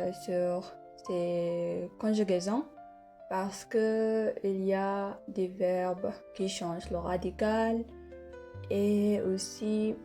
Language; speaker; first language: French; non-native, learner; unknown